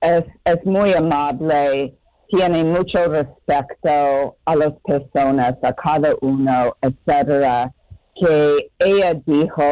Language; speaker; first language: Spanish; non-native, learner; English